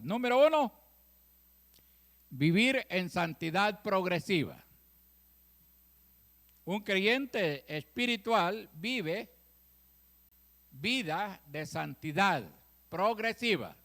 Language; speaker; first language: Spanish; native; Spanish